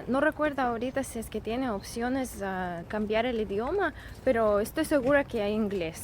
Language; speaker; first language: Spanish; non-native, fluent; Russian